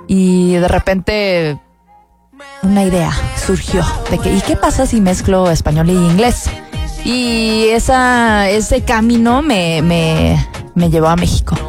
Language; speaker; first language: Spanish; early bilingual, heritage; Spanish